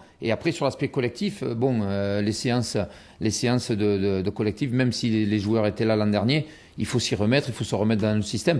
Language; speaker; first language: French; native; French